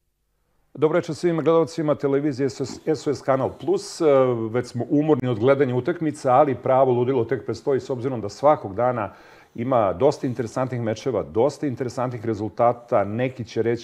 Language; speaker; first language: Serbian; native; Serbian